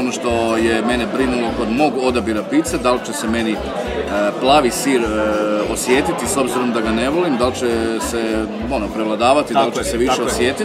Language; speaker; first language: Croatian; native; Croatian